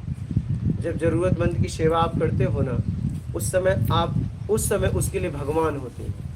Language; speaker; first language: Hindi; native; Hindi